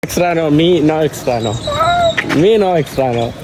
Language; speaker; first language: Spanish; non-native, learner; Malayalam